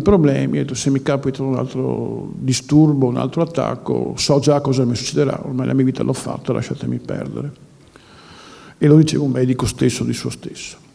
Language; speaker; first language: Italian; native; Italian